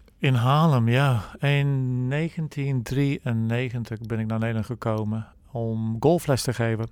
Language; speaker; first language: Dutch; non-native, fluent; English